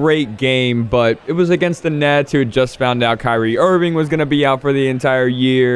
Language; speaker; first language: English; native; English